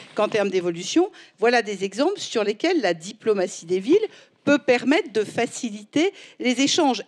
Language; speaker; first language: French; native; French